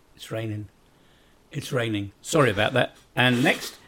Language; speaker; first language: English; native; English